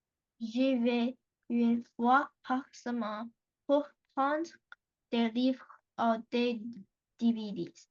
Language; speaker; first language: French; non-native, learner; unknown